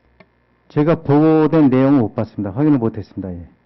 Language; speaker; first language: Korean; native; Korean